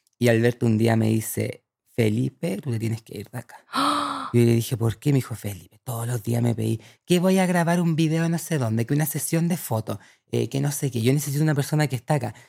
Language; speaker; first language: Spanish; native; Spanish